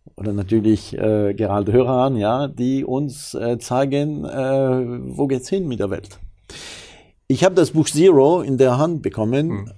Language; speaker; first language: German; non-native, fluent; French